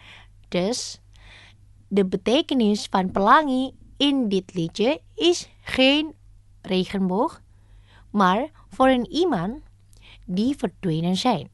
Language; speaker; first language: Dutch; non-native, learner; Indonesian